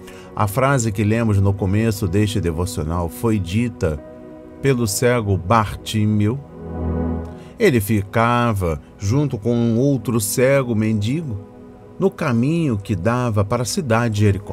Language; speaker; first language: Portuguese; native; Portuguese